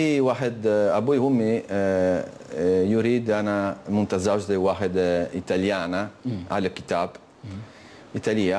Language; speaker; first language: Arabic; non-native, learner; Italian